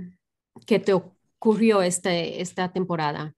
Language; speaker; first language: Spanish; early bilingual, heritage; Spanish